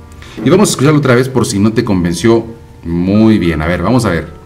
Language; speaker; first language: Spanish; native; Spanish